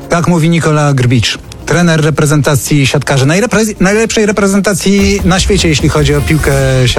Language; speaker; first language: Polish; native; Polish